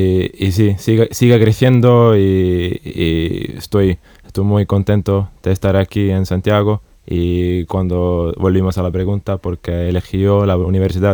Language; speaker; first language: Spanish; non-native, fluent; Estonian